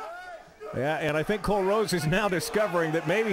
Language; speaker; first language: English; native; English